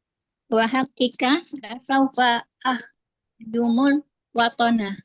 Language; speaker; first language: Arabic; non-native, learner; Indonesian